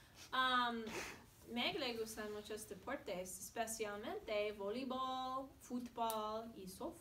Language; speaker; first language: Spanish; non-native, fluent; English